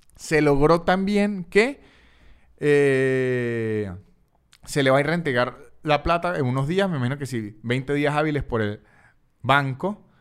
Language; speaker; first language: Spanish; native; Spanish